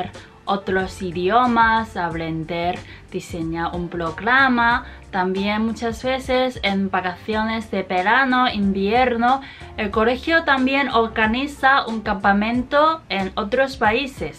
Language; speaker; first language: Spanish; non-native, fluent; Chinese